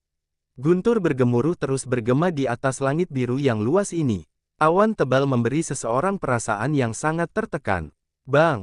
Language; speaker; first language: Indonesian; native; Indonesian